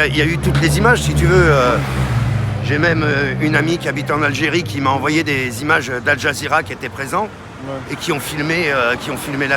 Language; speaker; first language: French; native; French